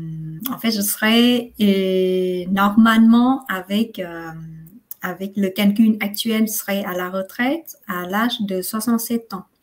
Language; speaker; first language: French; non-native, fluent; Vietnamese